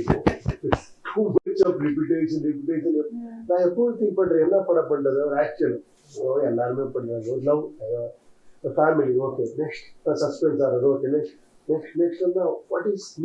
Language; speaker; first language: Tamil; non-native, learner; Kannada